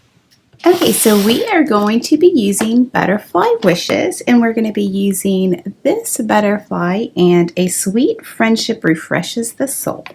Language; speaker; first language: English; native; English